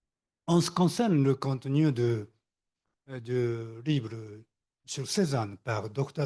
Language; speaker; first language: French; non-native, learner; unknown